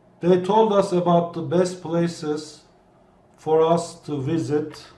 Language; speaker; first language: English; non-native, fluent; Turkish